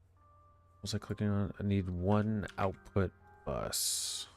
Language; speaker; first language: English; native; English